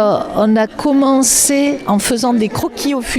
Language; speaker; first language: French; native; French